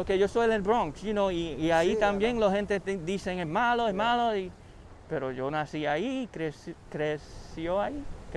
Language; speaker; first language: Spanish; early bilingual, heritage; English